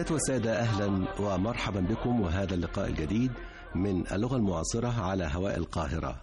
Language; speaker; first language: Arabic; native; Arabic